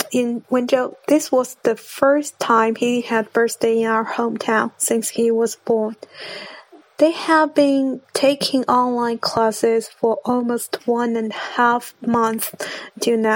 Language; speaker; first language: English; non-native, fluent; Chinese